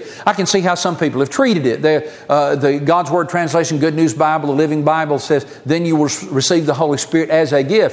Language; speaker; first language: English; native; English